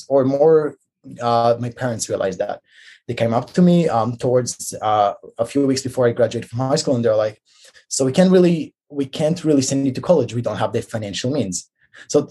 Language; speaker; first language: English; non-native, fluent; Hebrew